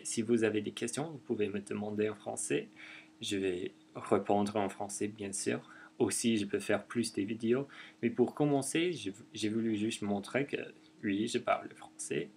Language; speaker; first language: French; non-native, fluent; English